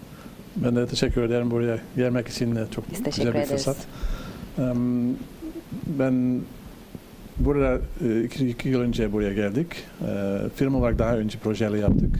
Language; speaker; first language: Turkish; non-native, learner; Dutch